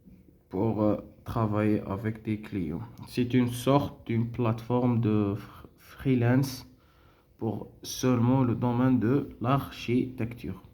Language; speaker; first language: French; non-native, local second language; Arabic